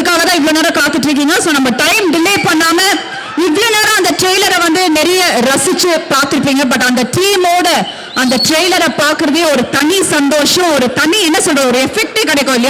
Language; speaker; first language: Tamil; native; Tamil